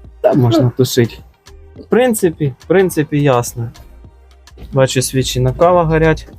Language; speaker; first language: Ukrainian; native; Ukrainian